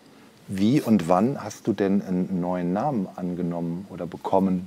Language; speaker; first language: German; native; German